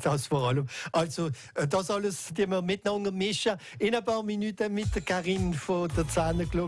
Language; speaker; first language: German; native; German